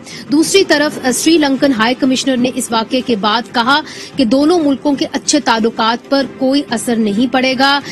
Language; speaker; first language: Urdu; native; Urdu